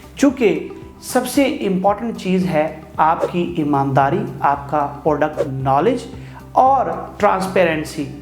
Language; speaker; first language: Urdu; native; Urdu